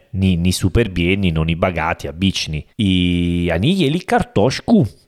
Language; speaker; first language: Russian; non-native, learner; Italian